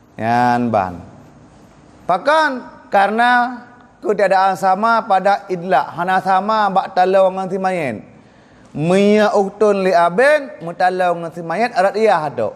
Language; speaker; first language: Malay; non-native, local second language; Achinese